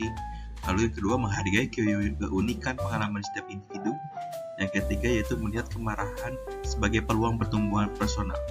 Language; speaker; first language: Indonesian; native; Indonesian